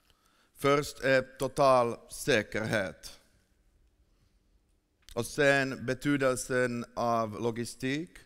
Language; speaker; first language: Swedish; non-native, fluent; Finnish